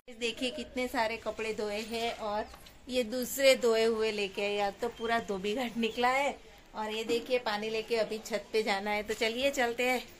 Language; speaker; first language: Hindi; non-native, local second language; Gujarati